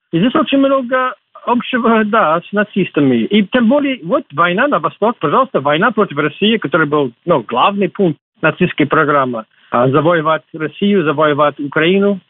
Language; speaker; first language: Russian; non-native, fluent; English